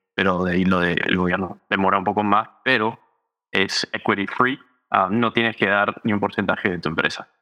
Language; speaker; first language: Spanish; early bilingual, heritage; Spanish